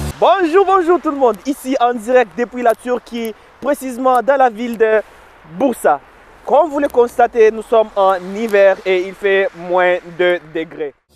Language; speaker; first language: French; non-native, local second language; Swahili